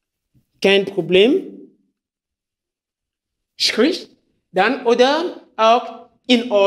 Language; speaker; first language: German; non-native, fluent; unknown